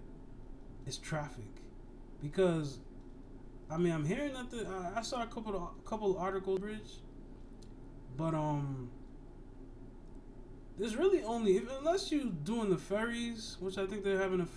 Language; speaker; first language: English; native; English